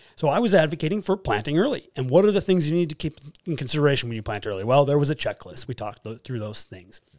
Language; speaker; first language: English; native; English